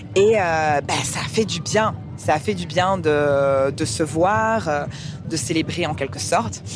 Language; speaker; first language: French; native; French